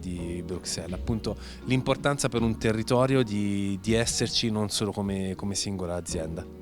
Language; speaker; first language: Italian; native; Italian